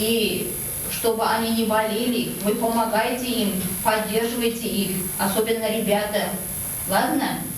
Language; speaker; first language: Russian; non-native, local second language; Bashkir